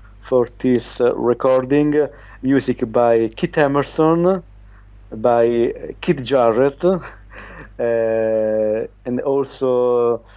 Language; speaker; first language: English; non-native, learner; Italian